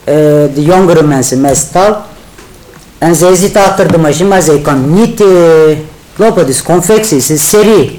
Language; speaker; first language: Dutch; non-native, learner; Turkish